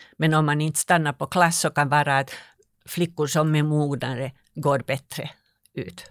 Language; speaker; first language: Swedish; non-native, local second language; Finnish